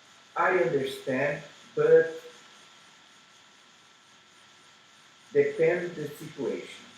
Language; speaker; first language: English; non-native, learner; Portuguese